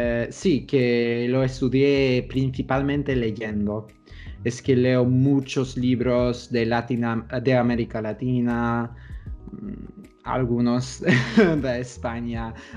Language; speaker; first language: Spanish; non-native, fluent; English